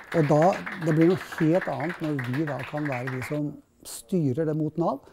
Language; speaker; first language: Norwegian; native; Norwegian